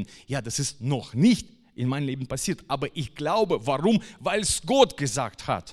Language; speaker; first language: German; non-native, fluent; Russian